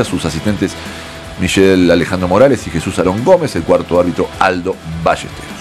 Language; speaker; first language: Spanish; native; Spanish